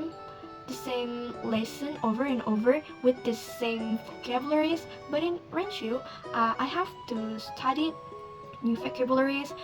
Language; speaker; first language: English; non-native, learner; Indonesian